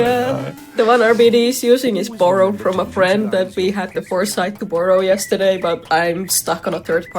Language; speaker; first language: English; native; English